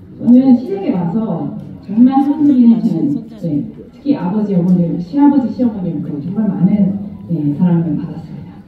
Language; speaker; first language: Korean; non-native, fluent; Japanese